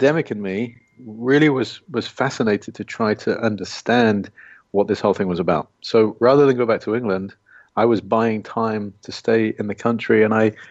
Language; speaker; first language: English; native; English